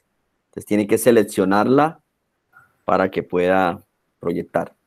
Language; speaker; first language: Spanish; native; Spanish